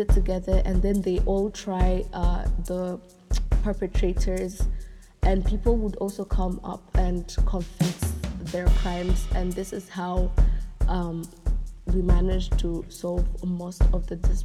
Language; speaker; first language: English; non-native, local second language; Kinyarwanda